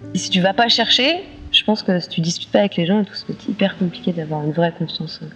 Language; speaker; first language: French; native; French